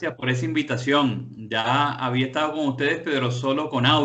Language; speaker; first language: Spanish; native; Spanish